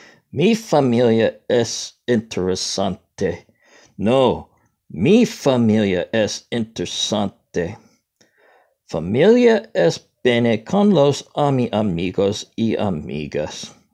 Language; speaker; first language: Spanish; non-native, learner; English